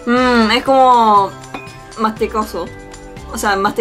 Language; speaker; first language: Spanish; non-native, fluent; Japanese